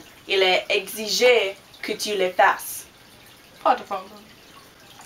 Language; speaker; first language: French; non-native, learner; English